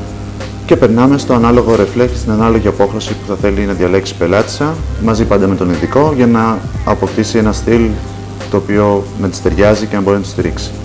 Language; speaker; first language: Greek; native; Greek